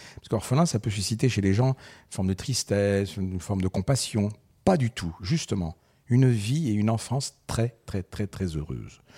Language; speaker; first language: French; early bilingual, other home language; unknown